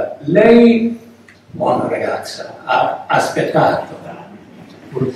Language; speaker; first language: Italian; non-native, learner; English